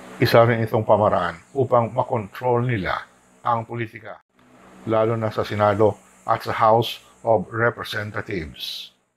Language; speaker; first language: Filipino; non-native, local second language; Hiligaynon